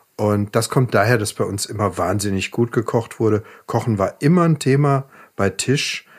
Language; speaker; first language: German; native; German